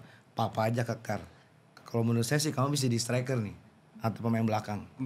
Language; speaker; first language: Indonesian; native; Indonesian